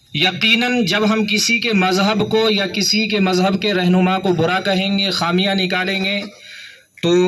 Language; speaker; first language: Urdu; native; Urdu